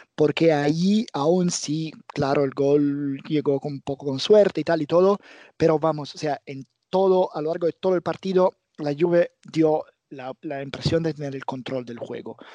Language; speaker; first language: Spanish; non-native, fluent; Italian